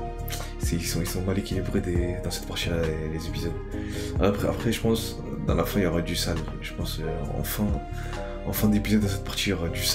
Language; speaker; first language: French; native; French